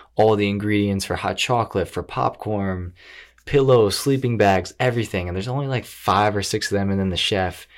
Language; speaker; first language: English; native; English